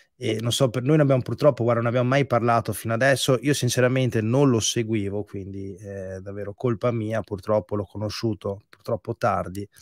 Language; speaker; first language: Italian; native; Italian